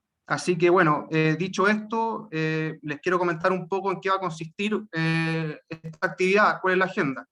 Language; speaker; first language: Spanish; native; Spanish